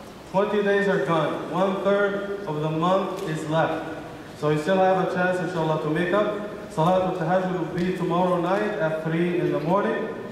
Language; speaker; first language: English; non-native, fluent; Arabic